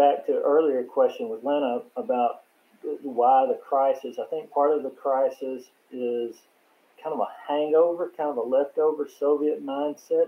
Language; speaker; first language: English; native; English